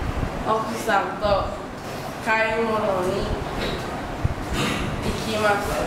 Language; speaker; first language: Japanese; non-native, learner; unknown